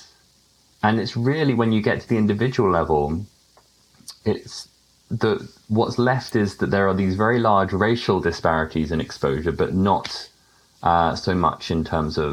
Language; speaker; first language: English; native; English